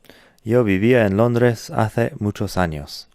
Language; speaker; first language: Spanish; non-native, fluent; English